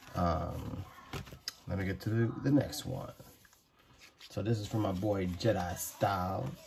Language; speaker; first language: English; native; English